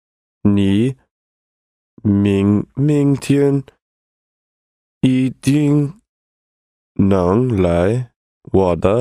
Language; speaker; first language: Chinese; non-native, learner; English